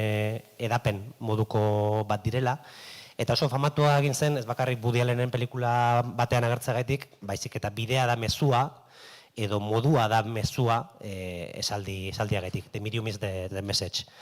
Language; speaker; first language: Basque; native; Basque